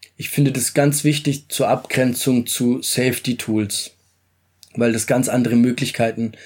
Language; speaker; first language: German; native; German